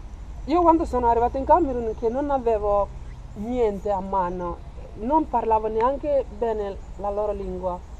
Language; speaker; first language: Italian; non-native, fluent; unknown